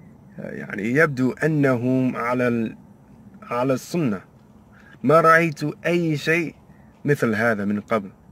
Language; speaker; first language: Arabic; non-native, learner; English